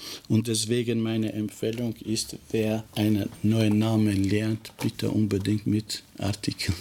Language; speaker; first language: German; non-native, fluent; Albanian